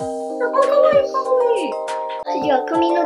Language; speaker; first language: Japanese; native; Japanese